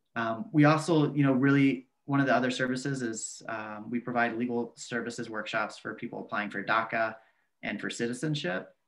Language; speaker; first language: English; native; English